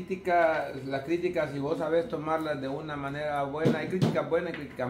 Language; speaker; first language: Spanish; native; Spanish